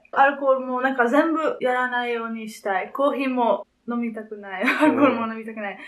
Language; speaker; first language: Japanese; non-native, learner; Dutch